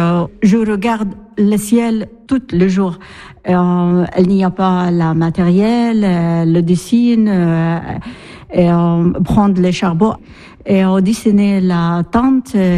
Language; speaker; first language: French; non-native, learner; Arabic